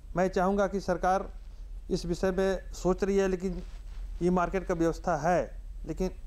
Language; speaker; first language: Hindi; native; Hindi